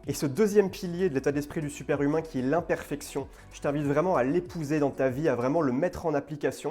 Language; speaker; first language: French; native; French